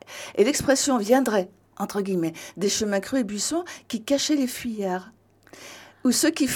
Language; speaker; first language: French; native; French